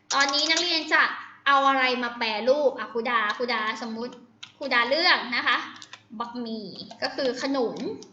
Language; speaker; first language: Thai; native; Thai